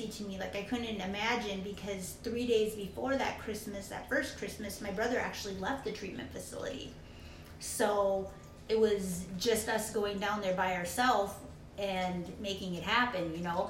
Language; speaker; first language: English; native; English